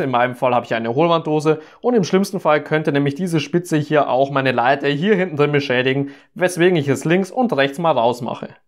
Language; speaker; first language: German; native; German